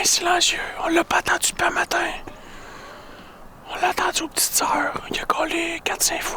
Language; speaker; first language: French; native; French